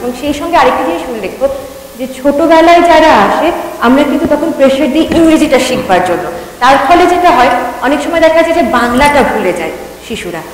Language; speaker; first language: Bangla; early bilingual, heritage; Bangla